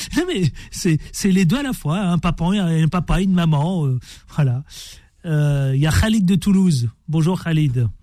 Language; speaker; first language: French; native; French